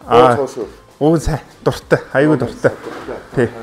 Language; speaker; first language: Mongolian; non-native, fluent; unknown